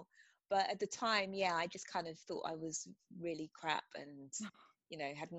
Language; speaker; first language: English; native; English